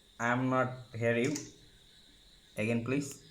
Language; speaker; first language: English; non-native, learner; Bangla